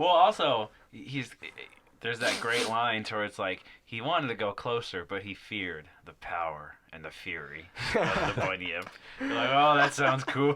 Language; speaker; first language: English; native; English